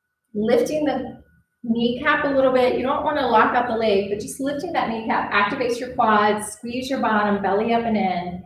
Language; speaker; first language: English; native; English